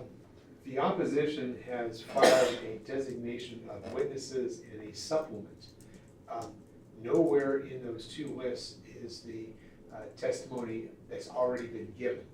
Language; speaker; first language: English; native; English